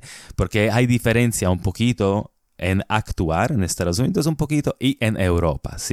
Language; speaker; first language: Spanish; non-native, fluent; Slovak